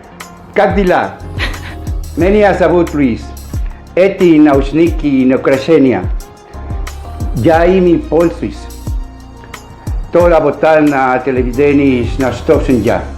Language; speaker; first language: Russian; non-native, learner; Spanish